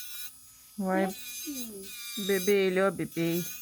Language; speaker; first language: French; native; French